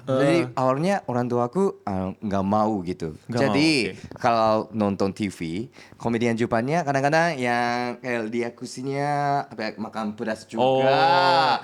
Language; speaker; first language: Indonesian; non-native, learner; Japanese